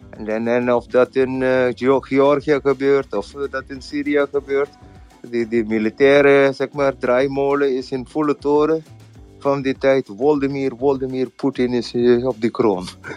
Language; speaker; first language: Dutch; non-native, fluent; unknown